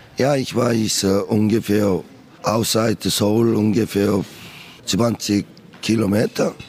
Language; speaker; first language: German; non-native, learner; Korean